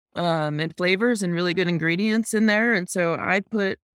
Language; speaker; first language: English; native; English